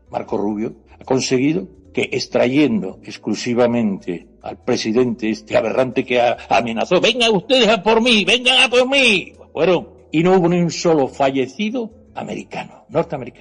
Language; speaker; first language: Spanish; native; Spanish